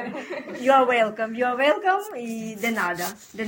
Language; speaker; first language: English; non-native, learner; Ukrainian